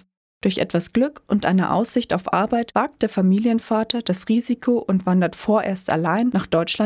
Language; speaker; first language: German; native; German